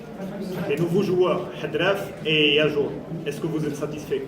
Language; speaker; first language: French; non-native, local second language; Arabic